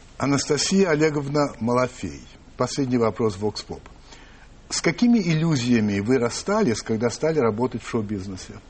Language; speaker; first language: Russian; early bilingual, heritage; English